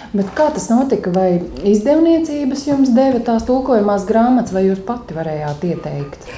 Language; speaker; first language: Latvian; native; Latvian